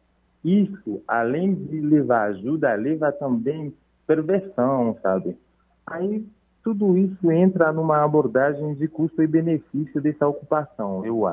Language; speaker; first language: Portuguese; non-native, fluent; Haitian Creole